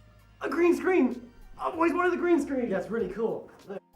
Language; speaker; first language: English; native; English